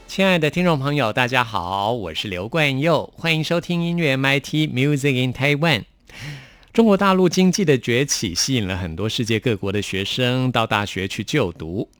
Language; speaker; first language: Chinese; native; Chinese